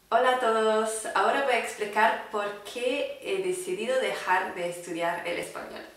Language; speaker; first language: Spanish; non-native, fluent; English